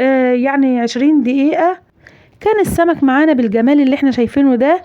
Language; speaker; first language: Arabic; native; Arabic